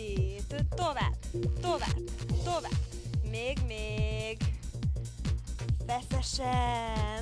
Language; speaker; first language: Hungarian; native; Hungarian